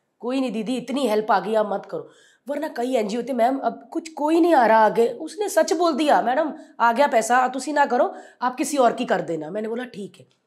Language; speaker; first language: Hindi; non-native, local second language; Punjabi